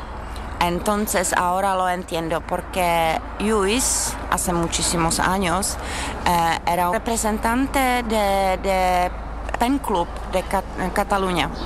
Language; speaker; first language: Spanish; non-native, learner; Czech